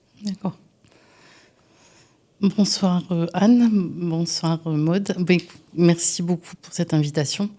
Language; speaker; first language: French; native; French